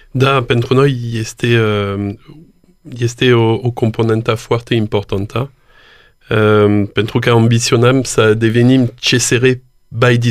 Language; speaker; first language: Romanian; non-native, learner; French